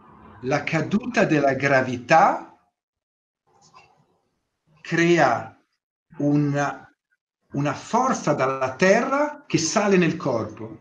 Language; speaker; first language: Spanish; non-native, learner; Italian